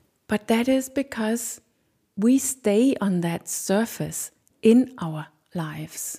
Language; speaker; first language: English; non-native, fluent; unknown